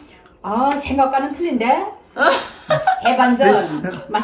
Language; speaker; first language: Korean; native; Korean